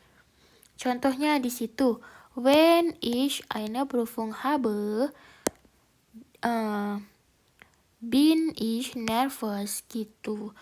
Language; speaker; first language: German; non-native, learner; Indonesian